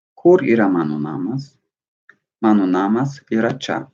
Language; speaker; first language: Lithuanian; non-native, learner; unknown